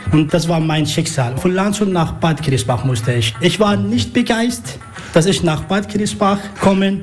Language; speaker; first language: German; non-native, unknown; Arabic